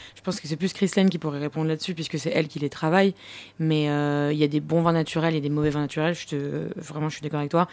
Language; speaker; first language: French; native; French